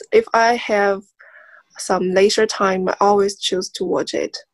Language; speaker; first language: English; non-native, learner; Chinese